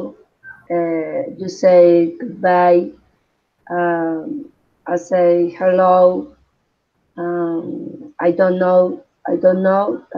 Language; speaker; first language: English; non-native, learner; Spanish